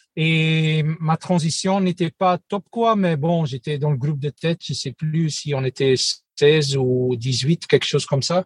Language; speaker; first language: French; non-native, local second language; Dutch